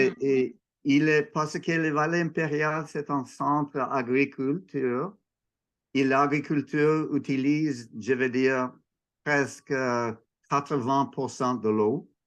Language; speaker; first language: French; non-native, learner; English